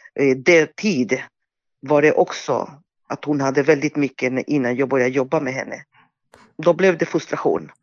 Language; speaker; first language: Swedish; non-native, fluent; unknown